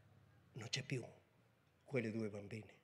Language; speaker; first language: Italian; non-native, learner; Spanish